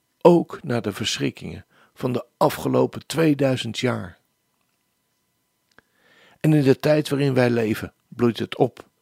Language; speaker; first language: Dutch; native; Dutch